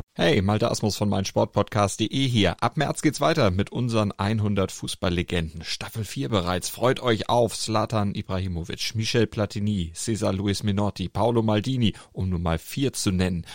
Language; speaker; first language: German; native; German